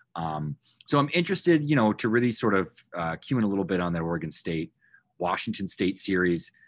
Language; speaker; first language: English; native; English